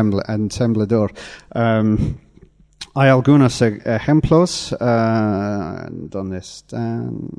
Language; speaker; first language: Spanish; non-native, fluent; English